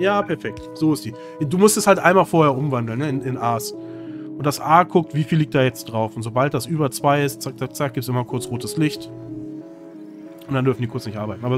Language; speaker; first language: German; native; German